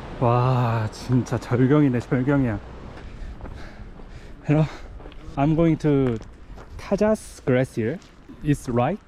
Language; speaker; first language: English; non-native, learner; Korean